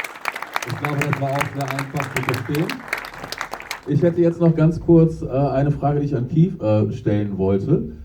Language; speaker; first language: German; native; German